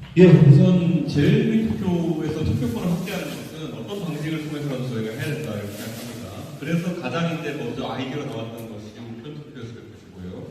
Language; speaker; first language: Korean; native; Korean